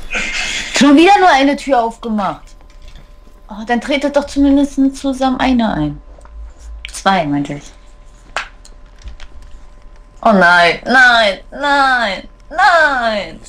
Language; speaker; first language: German; native; German